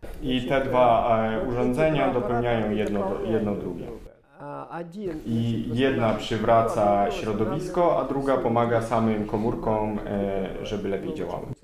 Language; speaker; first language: Polish; non-native, fluent; Russian